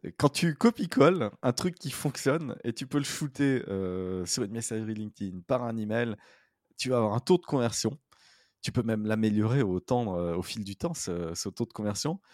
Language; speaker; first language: French; native; French